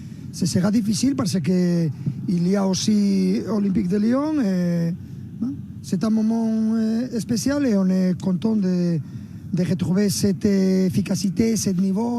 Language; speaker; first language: French; non-native, fluent; Spanish